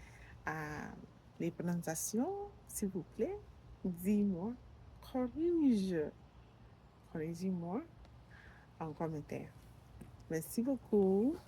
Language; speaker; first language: French; non-native, learner; English